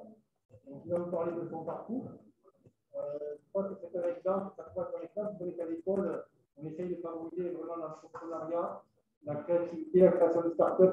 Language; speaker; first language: French; native; French